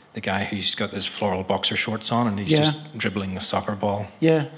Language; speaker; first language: English; native; English